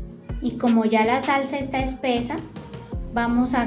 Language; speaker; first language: Spanish; native; Spanish